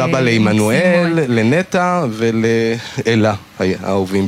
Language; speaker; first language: Hebrew; native; Hebrew